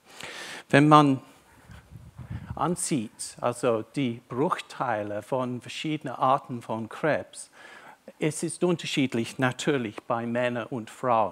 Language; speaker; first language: German; non-native, fluent; English